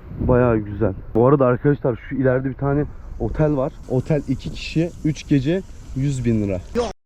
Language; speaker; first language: Turkish; native; Turkish